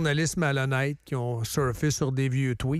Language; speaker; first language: French; native; French